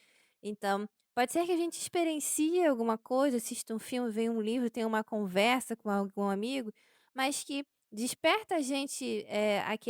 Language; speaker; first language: Portuguese; native; Portuguese